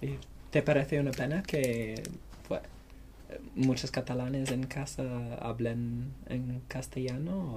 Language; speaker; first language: Spanish; non-native, learner; English